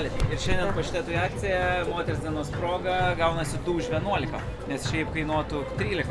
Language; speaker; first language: Lithuanian; native; Lithuanian